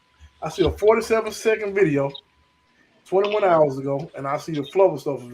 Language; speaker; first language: English; native; English